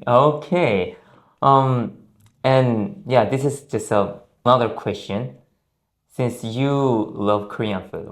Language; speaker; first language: English; non-native, fluent; Korean